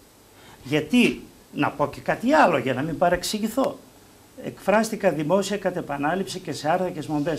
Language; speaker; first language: Greek; native; Greek